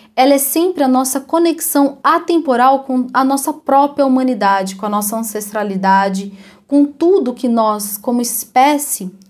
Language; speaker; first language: Portuguese; native; Portuguese